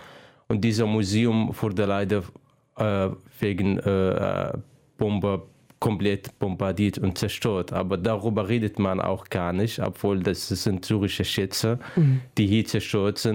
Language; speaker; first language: German; non-native, fluent; Arabic